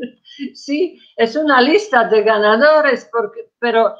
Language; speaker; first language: Spanish; non-native, fluent; Croatian